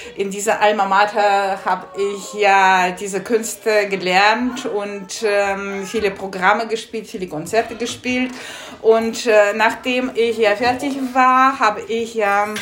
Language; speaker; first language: German; non-native, fluent; Russian